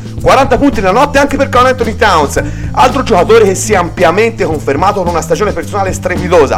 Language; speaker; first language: Italian; native; Italian